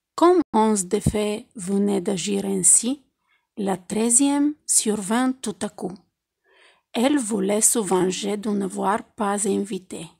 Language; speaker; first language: French; non-native, fluent; Bulgarian